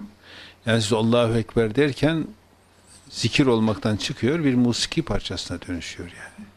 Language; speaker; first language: Turkish; native; Turkish